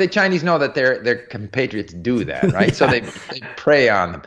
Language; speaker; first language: English; native; English